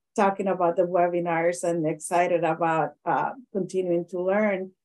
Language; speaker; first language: English; non-native, fluent; Spanish